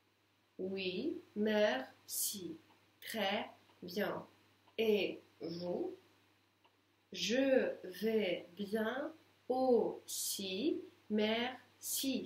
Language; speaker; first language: French; non-native, fluent; Russian